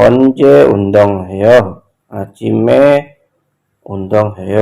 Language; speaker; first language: Korean; non-native, fluent; Indonesian